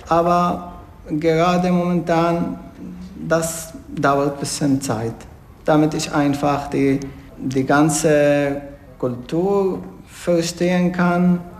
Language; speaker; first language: German; non-native, fluent; Arabic